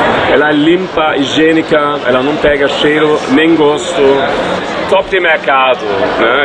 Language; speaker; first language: Portuguese; non-native, fluent; German